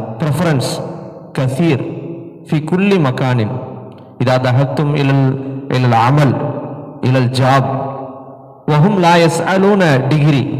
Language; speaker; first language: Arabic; non-native, fluent; Tamil